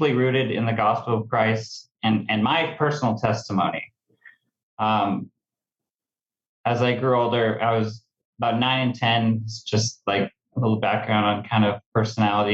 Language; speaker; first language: English; native; English